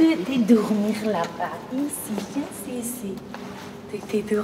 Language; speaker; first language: French; non-native, learner; Persian